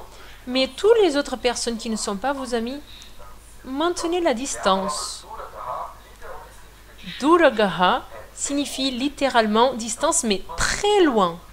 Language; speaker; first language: French; non-native, fluent; Portuguese